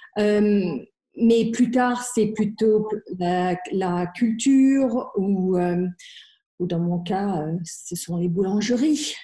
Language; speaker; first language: French; native; French